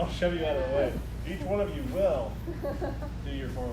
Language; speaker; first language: English; native; English